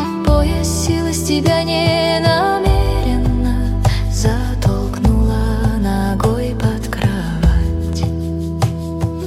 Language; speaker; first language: Russian; native; Russian